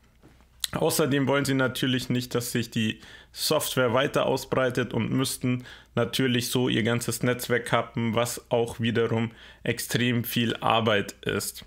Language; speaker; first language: German; native; German